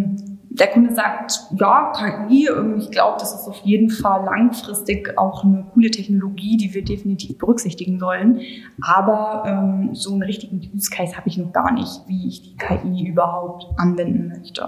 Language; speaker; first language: German; native; German